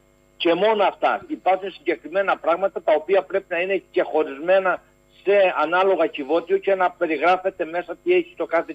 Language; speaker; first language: Greek; native; Greek